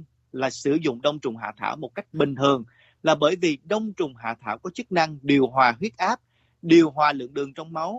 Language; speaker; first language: Vietnamese; native; Vietnamese